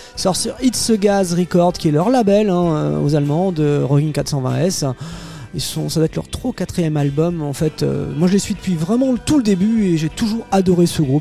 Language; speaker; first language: French; native; French